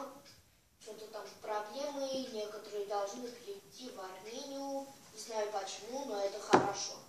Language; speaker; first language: Russian; non-native, learner; Armenian